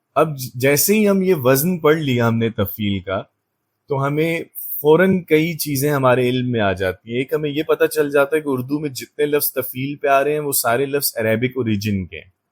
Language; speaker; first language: Urdu; native; Urdu